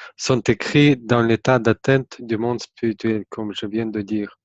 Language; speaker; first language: French; non-native, fluent; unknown